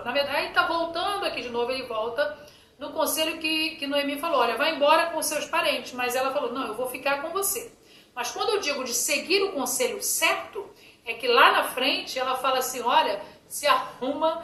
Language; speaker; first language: Portuguese; native; Portuguese